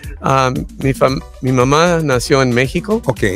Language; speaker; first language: Spanish; early bilingual, heritage; Spanish